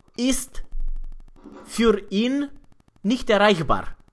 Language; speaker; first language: German; non-native, fluent; Romanian